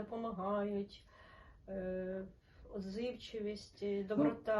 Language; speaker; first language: Ukrainian; non-native, local second language; Russian